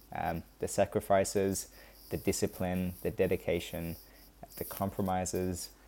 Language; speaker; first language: English; early bilingual, other home language; Hindi